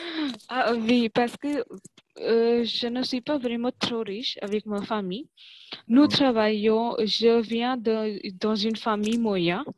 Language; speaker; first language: French; non-native, learner; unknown